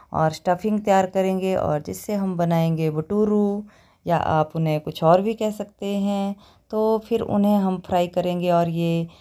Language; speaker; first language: Hindi; native; Hindi